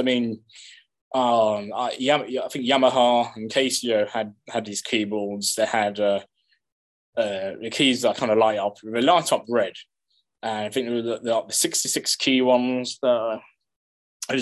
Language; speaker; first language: English; native; English